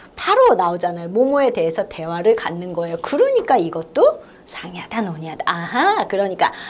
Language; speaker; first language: Korean; native; Korean